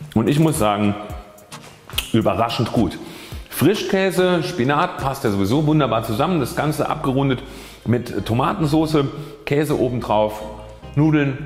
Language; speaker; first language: German; native; German